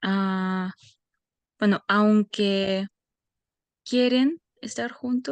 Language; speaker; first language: Spanish; non-native, fluent; Russian